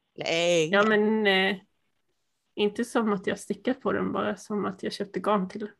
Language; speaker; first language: Swedish; native; Swedish